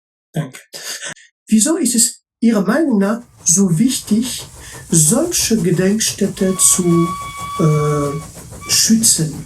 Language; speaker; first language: German; non-native, local second language; French